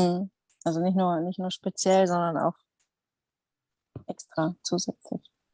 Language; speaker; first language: German; non-native, fluent; Dutch